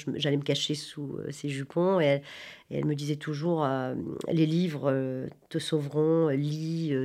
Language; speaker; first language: French; non-native, local second language; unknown